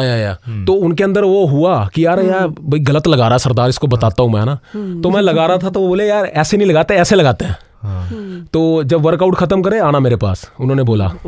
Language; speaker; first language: Hindi; non-native, local second language; Punjabi